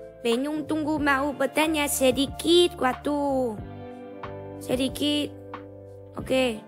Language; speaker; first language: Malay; non-native, learner; Vietnamese